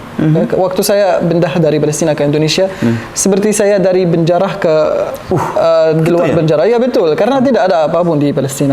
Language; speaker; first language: Indonesian; non-native, learner; Arabic